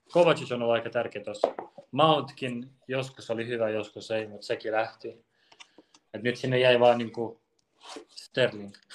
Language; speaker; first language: Finnish; early bilingual, other home language; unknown